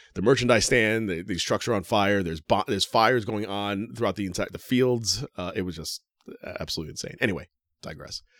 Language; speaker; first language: English; native; English